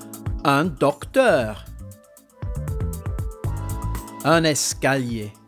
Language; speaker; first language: French; non-native, fluent; English